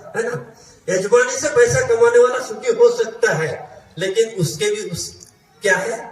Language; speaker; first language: Hindi; non-native, local second language; Marathi